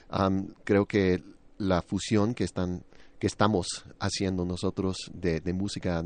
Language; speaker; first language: Spanish; early bilingual, other home language; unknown